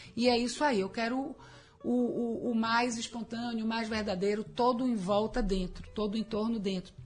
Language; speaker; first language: Portuguese; native; Portuguese